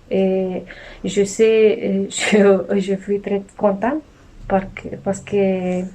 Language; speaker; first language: French; non-native, learner; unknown